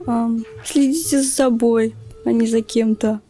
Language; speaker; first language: Russian; non-native, local second language; Turkmen